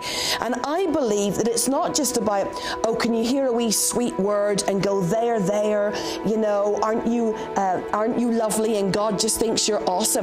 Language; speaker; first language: English; native; English